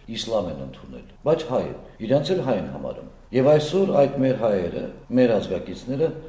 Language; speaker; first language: Armenian; early bilingual, heritage; Armenian